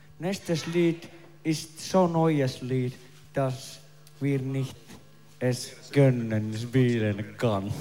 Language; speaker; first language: German; non-native, learner; Finnish